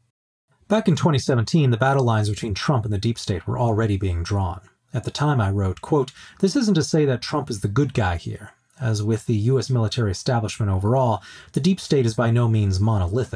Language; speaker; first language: English; native; English